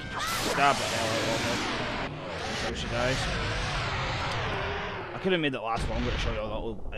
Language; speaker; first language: English; native; English